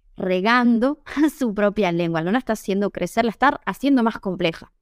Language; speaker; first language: Spanish; native; Spanish